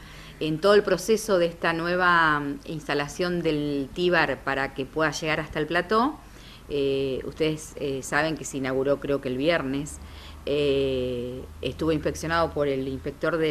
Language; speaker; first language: Spanish; native; Spanish